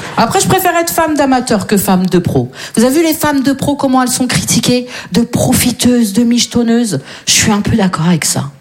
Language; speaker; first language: French; native; French